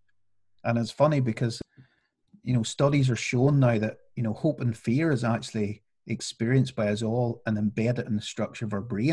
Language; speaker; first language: English; native; English